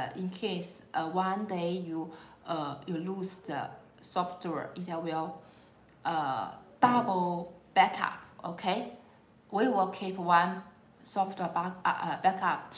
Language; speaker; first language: English; non-native, learner; Chinese